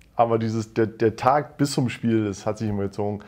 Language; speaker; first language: German; native; German